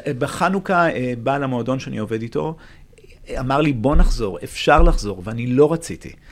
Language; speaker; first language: Hebrew; native; Hebrew